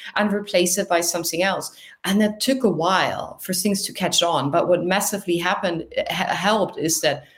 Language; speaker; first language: English; non-native, fluent; German